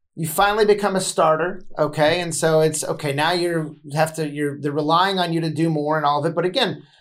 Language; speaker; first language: English; native; English